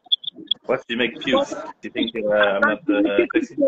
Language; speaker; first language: English; non-native, fluent; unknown